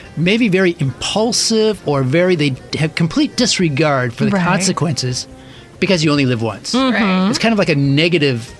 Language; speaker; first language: English; native; English